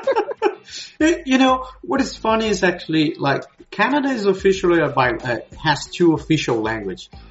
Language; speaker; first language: English; non-native, fluent; Portuguese